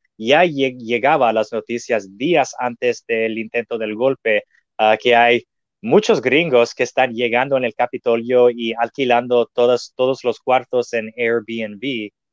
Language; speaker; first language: Spanish; non-native, fluent; English